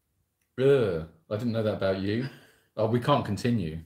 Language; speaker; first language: English; native; English